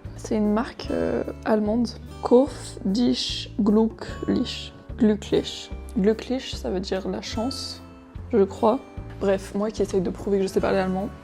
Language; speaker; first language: French; native; French